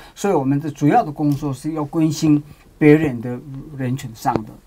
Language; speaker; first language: Chinese; non-native, learner; Tibetan